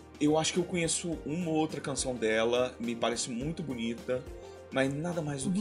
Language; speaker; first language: Portuguese; non-native, fluent; Spanish